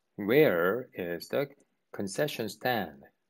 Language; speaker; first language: English; non-native, learner; Korean